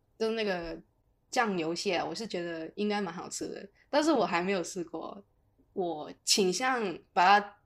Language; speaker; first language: Chinese; non-native, local second language; Cantonese